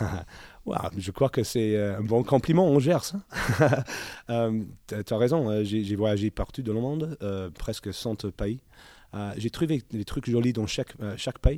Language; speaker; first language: French; non-native, learner; English